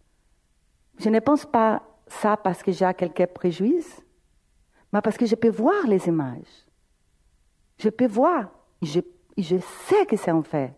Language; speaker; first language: French; non-native, fluent; Portuguese